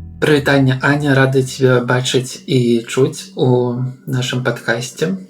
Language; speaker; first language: Belarusian; non-native, local second language; Russian